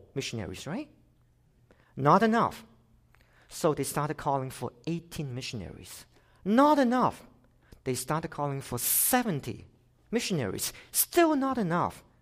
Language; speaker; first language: English; non-native, local second language; Cantonese